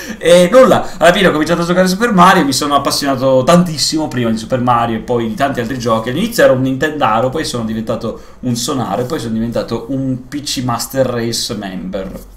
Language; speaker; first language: Italian; native; Italian